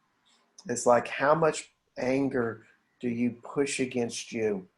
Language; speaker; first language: English; native; English